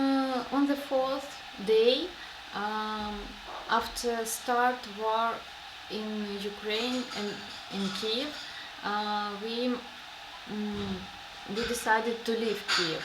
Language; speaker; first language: English; non-native, learner; Russian